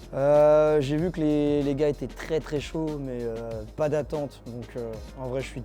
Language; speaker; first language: French; native; French